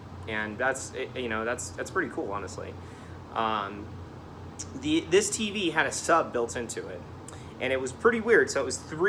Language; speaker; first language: English; native; English